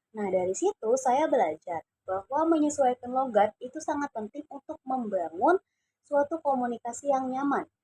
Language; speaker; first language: Indonesian; non-native, local second language; Javanese